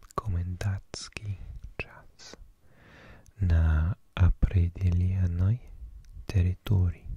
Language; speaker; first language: Russian; non-native, learner; English